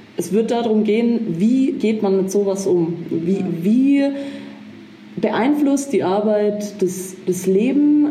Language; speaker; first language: German; early bilingual, other home language; Croatian